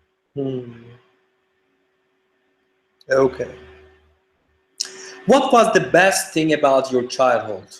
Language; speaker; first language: English; non-native, fluent; Turkish